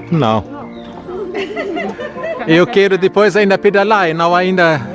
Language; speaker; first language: Portuguese; non-native, fluent; German